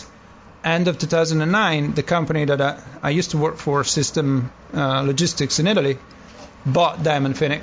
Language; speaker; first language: English; non-native, fluent; Italian